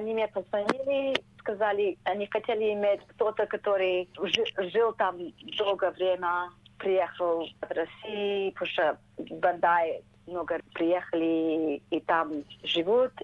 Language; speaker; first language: Russian; early bilingual, heritage; Russian